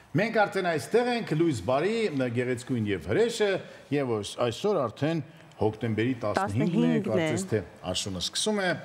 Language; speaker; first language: Armenian; native; Armenian